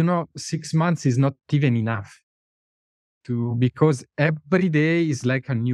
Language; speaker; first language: English; non-native, fluent; Italian